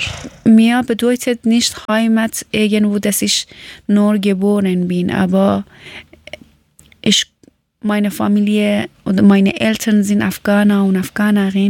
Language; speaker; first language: German; non-native, fluent; Persian